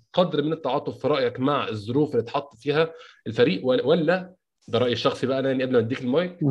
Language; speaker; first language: Arabic; native; Arabic